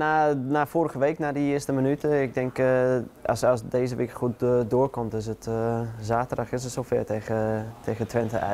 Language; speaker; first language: Dutch; non-native, fluent; English